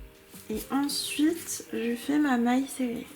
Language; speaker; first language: French; native; French